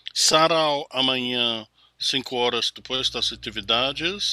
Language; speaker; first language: Portuguese; non-native, fluent; English